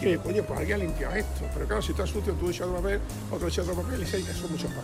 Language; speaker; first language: Spanish; native; Spanish